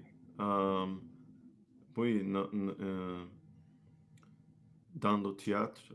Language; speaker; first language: French; non-native, learner; English